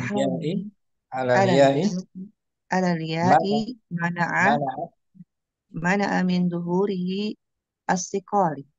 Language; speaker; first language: Arabic; non-native, learner; Indonesian